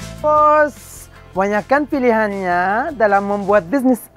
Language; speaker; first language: Indonesian; non-native, learner; Arabic